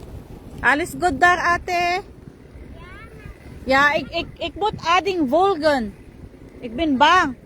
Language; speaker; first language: Dutch; non-native, learner; Filipino